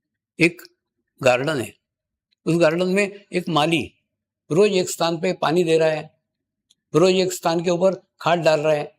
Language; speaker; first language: Hindi; native; Hindi